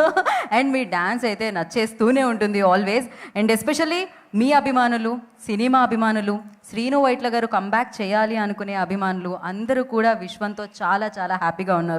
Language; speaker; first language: Telugu; native; Telugu